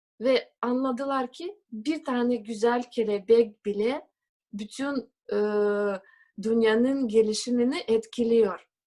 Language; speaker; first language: Turkish; non-native, fluent; Russian